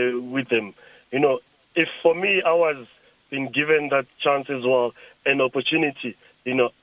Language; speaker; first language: English; non-native, local second language; Tsonga